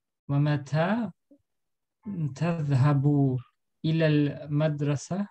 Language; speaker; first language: Arabic; non-native, learner; German